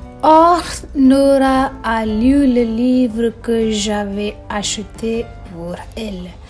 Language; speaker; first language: French; non-native, fluent; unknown